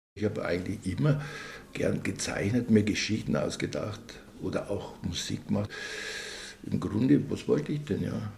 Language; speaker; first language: German; native; German